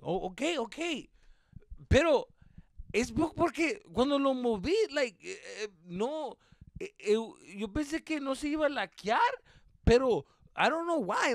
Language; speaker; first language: Spanish; early bilingual, heritage; Spanish